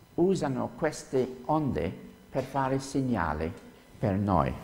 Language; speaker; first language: Italian; non-native, fluent; English